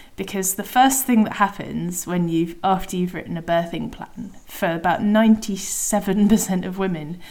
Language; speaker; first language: English; native; English